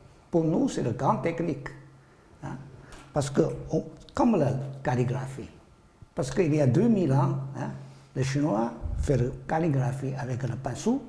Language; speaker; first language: French; non-native, learner; Chinese